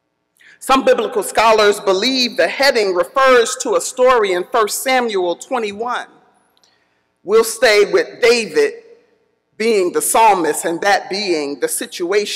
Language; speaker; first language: English; native; English